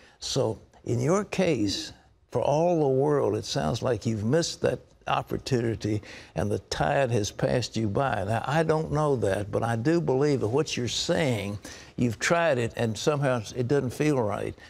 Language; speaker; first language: English; native; English